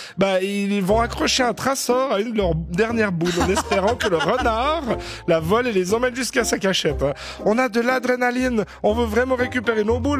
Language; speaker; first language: French; native; French